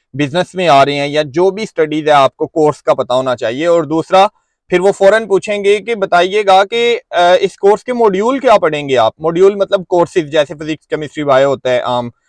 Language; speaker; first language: Urdu; non-native, local second language; Punjabi